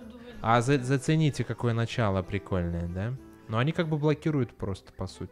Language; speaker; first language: Russian; native; Russian